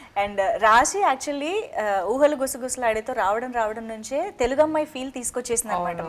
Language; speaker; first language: Telugu; native; Telugu